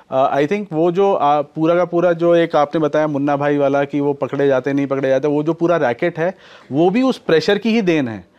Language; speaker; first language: Hindi; native; Hindi